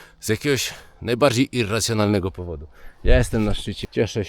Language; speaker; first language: Polish; native; Polish